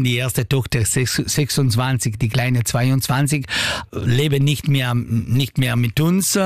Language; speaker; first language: German; non-native, learner; Italian